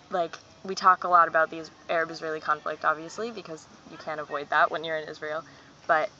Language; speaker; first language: English; native; English